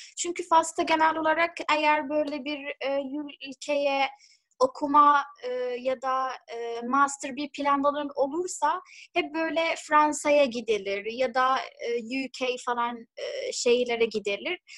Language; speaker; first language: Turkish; non-native, fluent; Arabic